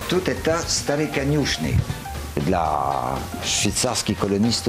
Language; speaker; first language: Russian; non-native, learner; French